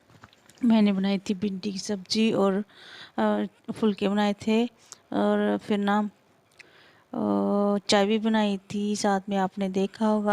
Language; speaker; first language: Hindi; non-native, local second language; Punjabi